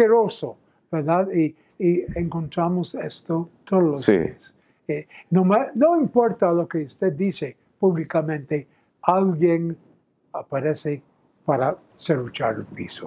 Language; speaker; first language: Spanish; non-native, fluent; English